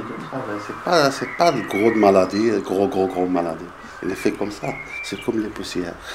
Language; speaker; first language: French; non-native, learner; Arabic